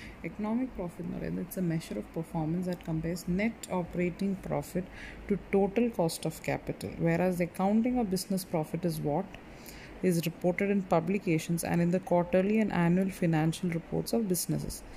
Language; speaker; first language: English; non-native, local second language; Malayalam